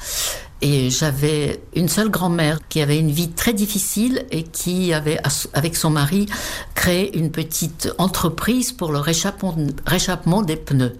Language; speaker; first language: French; non-native, fluent; Czech